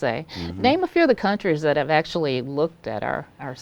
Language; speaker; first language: English; native; English